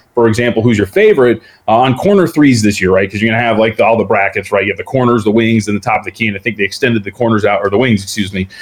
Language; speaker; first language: English; native; English